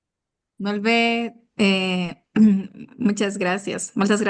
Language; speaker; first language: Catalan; non-native, learner; Spanish